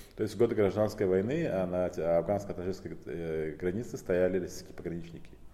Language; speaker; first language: Russian; non-native, local second language; Tajik